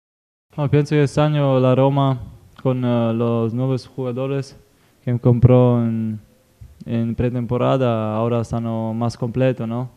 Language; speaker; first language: Spanish; non-native, fluent; Italian